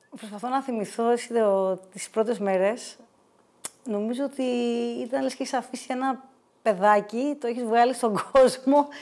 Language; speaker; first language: Greek; native; Greek